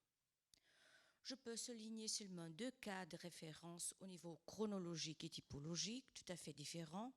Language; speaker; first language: French; non-native, fluent; Portuguese